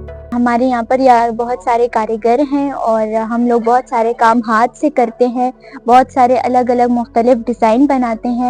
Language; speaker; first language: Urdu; non-native, local second language; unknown